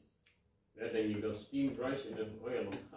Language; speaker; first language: English; non-native, fluent; Dutch